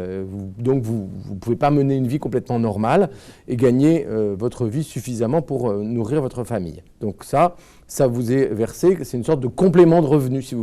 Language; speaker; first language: French; native; French